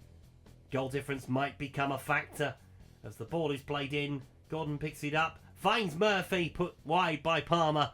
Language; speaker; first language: English; native; English